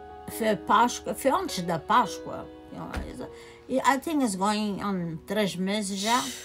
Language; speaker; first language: Portuguese; native; Portuguese